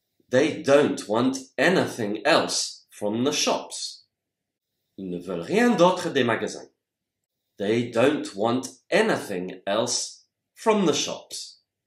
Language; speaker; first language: English; native; English